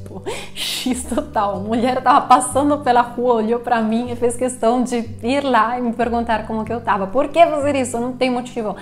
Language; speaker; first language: Portuguese; non-native, fluent; Italian